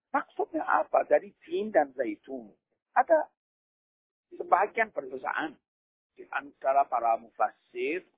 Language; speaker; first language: Indonesian; non-native, fluent; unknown